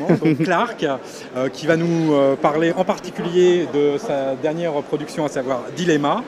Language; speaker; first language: French; native; French